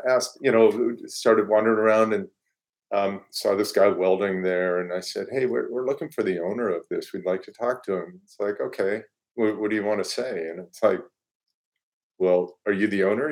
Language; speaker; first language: English; native; English